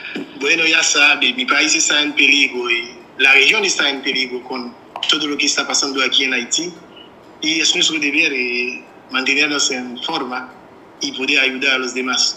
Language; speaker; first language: Spanish; non-native, fluent; Haitian Creole